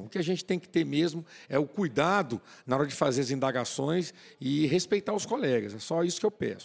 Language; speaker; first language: Portuguese; native; Portuguese